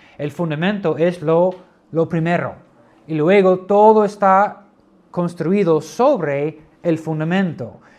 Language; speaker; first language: Spanish; non-native, fluent; English